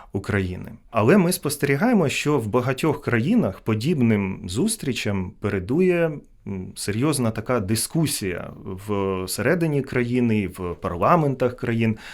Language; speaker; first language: Ukrainian; native; Ukrainian